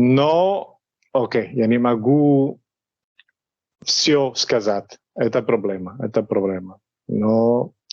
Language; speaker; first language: Russian; non-native, learner; Spanish